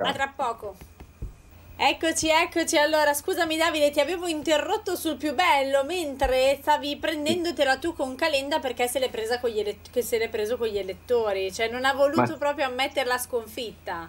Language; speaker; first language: Italian; native; Italian